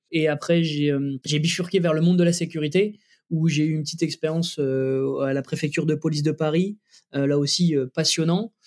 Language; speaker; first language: French; native; French